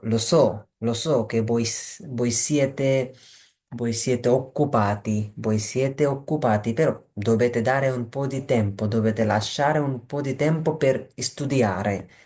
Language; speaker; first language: Italian; non-native, fluent; Bangla